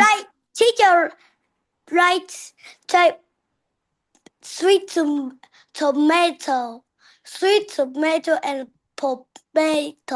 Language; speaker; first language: English; non-native, learner; Vietnamese